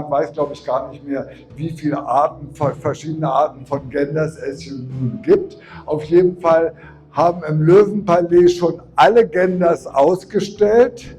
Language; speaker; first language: German; native; German